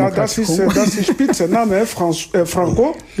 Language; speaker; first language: German; non-native, fluent; Lingala